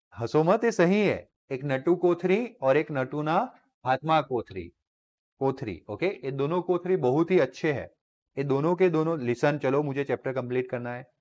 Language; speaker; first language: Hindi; non-native, local second language; Gujarati